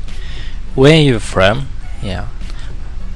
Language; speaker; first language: English; non-native, learner; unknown